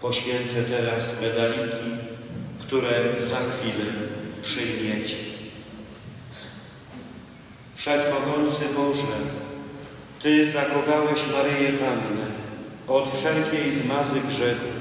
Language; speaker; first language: Polish; native; Polish